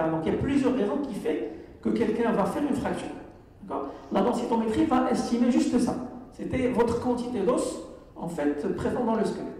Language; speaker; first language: French; non-native, local second language; Arabic